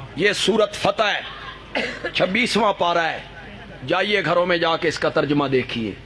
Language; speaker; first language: Urdu; non-native, local second language; Punjabi